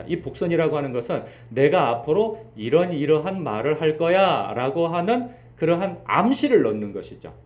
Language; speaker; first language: Korean; native; Korean